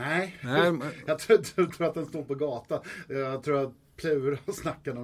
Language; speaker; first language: Swedish; native; Swedish